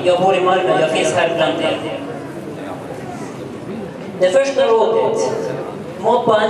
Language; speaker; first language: Swedish; early bilingual, other home language; Arabic